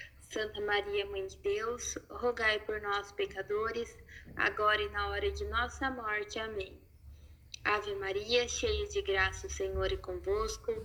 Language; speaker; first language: Portuguese; native; Portuguese